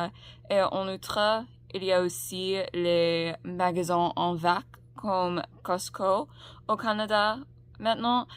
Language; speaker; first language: French; non-native, learner; English